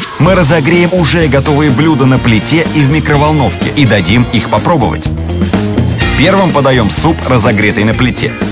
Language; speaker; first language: Russian; native; Russian